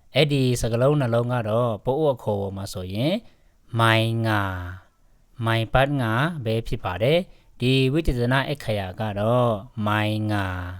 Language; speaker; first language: Burmese; non-native, local second language; Pa'o Karen